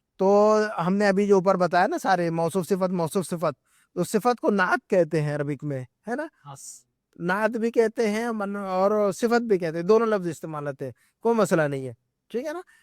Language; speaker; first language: Urdu; native; Urdu